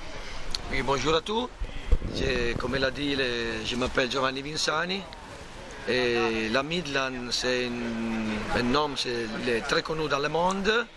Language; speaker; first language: French; non-native, learner; Italian